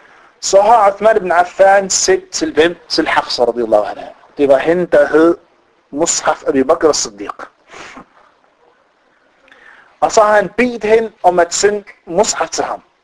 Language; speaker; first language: Danish; non-native, fluent; Arabic